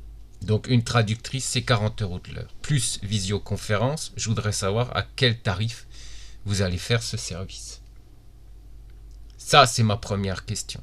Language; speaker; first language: French; native; French